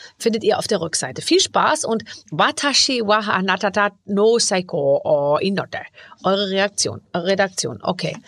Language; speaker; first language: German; native; German